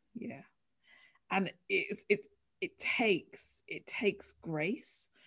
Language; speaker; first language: English; native; English